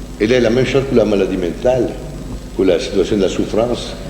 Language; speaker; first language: French; non-native, fluent; Italian